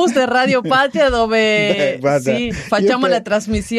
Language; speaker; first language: Italian; non-native, learner; Spanish